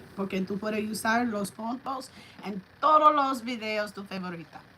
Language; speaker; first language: Spanish; non-native, learner; English